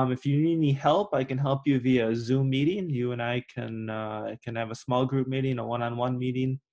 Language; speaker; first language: English; native; English